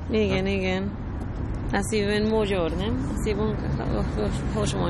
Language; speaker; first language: Hungarian; non-native, learner; Spanish